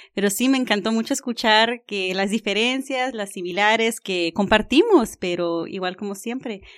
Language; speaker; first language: Spanish; early bilingual, heritage; Spanish